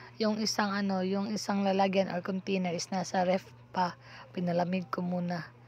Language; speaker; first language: Filipino; non-native, local second language; Cebuano